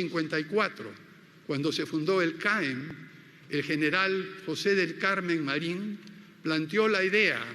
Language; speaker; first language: Spanish; native; Spanish